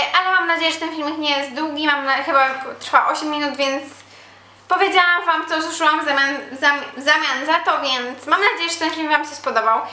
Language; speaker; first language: Polish; native; Polish